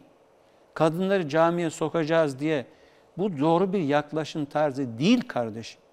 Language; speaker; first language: Turkish; native; Turkish